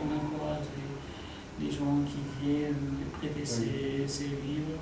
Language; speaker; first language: French; non-native, fluent; Arabic